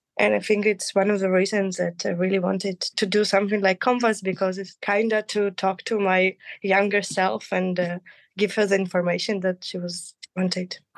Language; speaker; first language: English; non-native, fluent; Russian